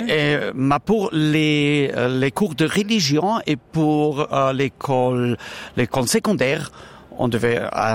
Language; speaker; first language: French; non-native, learner; Romansh